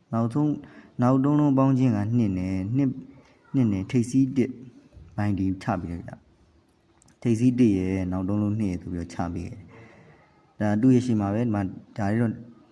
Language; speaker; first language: Burmese; native; Burmese